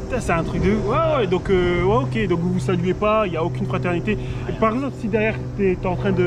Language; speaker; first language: French; native; French